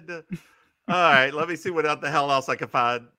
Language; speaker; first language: English; native; English